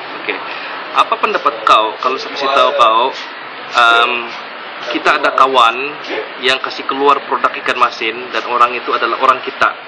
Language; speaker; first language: Indonesian; non-native, local second language; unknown